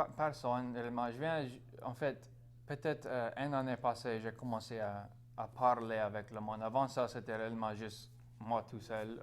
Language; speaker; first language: French; non-native, local second language; English